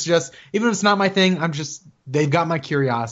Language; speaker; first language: English; native; English